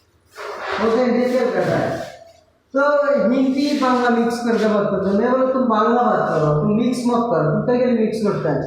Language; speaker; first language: Hindi; non-native, learner; Bangla